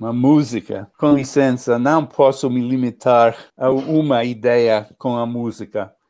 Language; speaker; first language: Portuguese; non-native, learner; English